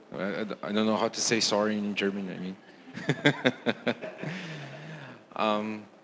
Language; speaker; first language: English; non-native, fluent; Portuguese